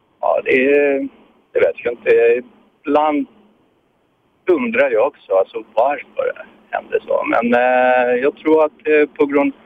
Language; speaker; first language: Swedish; non-native, fluent; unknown